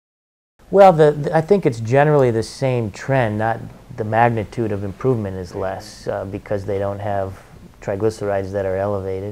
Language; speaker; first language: English; native; English